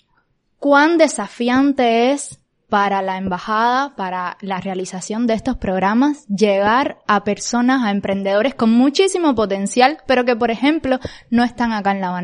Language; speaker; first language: Spanish; native; Spanish